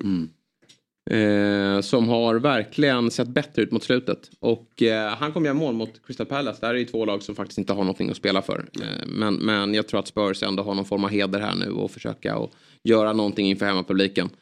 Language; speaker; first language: Swedish; native; Swedish